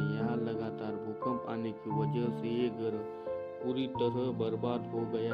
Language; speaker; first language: Hindi; native; Hindi